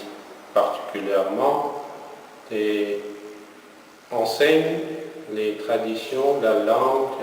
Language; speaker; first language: French; non-native, fluent; Armenian